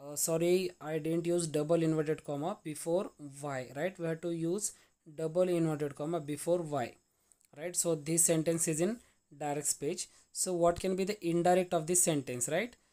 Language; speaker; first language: English; non-native, local second language; Marathi